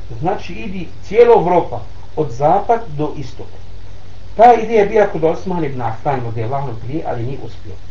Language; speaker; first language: Bosnian; non-native, learner; Arabic